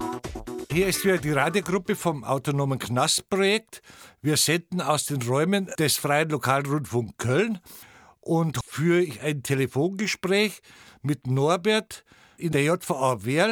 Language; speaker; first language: German; native; German